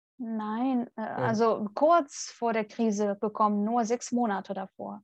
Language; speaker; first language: German; non-native, fluent; Arabic